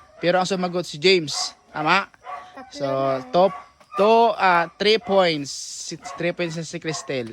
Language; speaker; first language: Filipino; native; Filipino